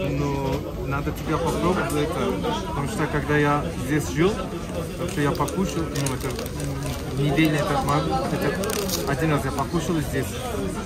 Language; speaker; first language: Russian; non-native, learner; Turkish